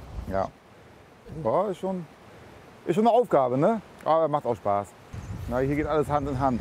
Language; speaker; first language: German; native; German